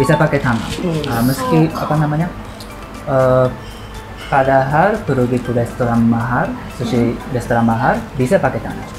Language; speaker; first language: Indonesian; non-native, learner; Japanese